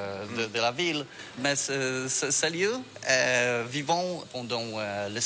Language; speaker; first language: French; non-native, learner; Polish